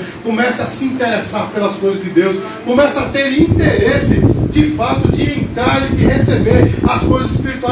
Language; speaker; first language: Portuguese; native; Portuguese